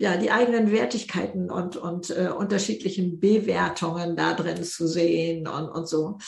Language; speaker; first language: German; native; German